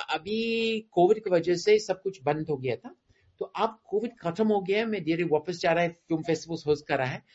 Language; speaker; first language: Hindi; non-native, fluent; English